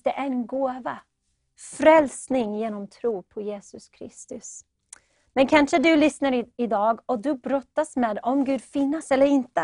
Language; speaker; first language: Swedish; non-native, fluent; English